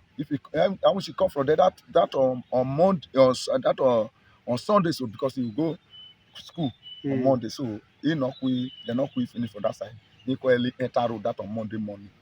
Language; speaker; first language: Nigerian Pidgin; non-native, local second language; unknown